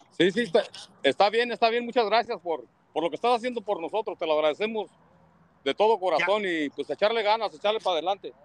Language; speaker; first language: Spanish; native; Spanish